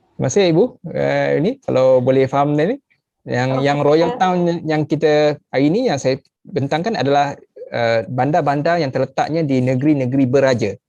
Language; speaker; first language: Malay; native; Malay